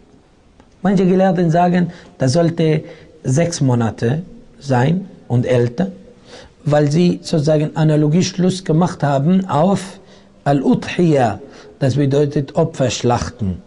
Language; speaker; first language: German; non-native, fluent; Arabic